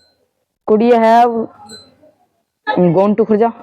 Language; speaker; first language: English; non-native, learner; Hindi